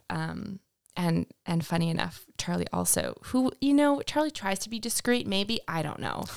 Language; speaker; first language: English; native; English